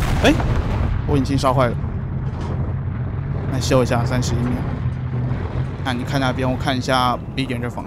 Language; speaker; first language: Chinese; native; Chinese